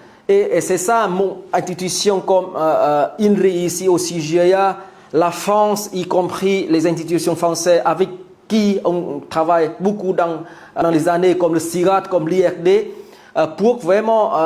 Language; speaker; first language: French; non-native, fluent; Vietnamese